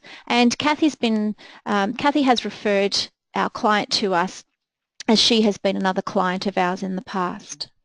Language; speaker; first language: English; native; English